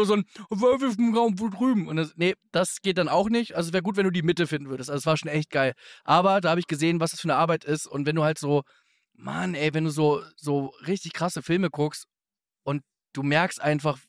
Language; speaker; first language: German; native; German